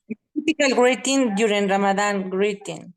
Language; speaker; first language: English; non-native, learner; Spanish